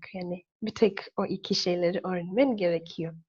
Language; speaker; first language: Turkish; non-native, learner; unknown